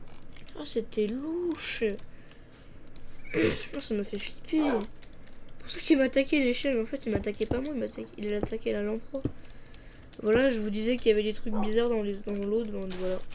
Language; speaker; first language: French; native; French